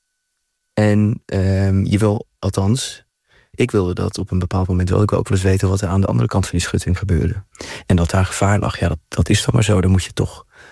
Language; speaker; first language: Dutch; native; Dutch